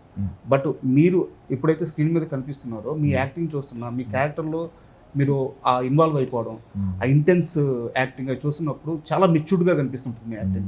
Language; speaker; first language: Telugu; native; Telugu